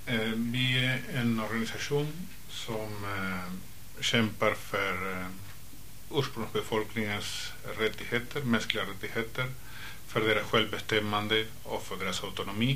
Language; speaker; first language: Swedish; non-native, fluent; Spanish